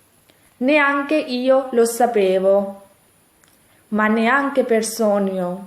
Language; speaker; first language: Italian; non-native, fluent; Urdu